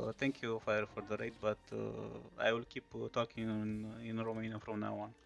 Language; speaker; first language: English; non-native, fluent; Romanian